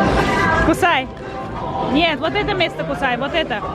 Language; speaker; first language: Russian; non-native, local second language; Azerbaijani